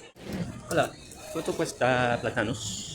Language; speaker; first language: Spanish; non-native, learner; English